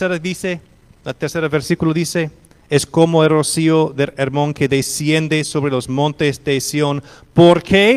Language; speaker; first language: Spanish; non-native, fluent; English